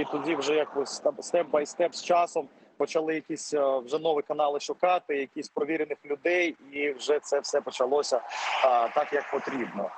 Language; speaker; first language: Ukrainian; non-native, fluent; Russian